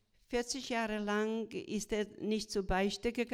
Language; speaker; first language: German; non-native, fluent; Croatian